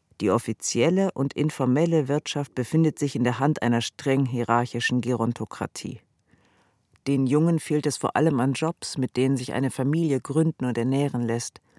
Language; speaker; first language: German; native; German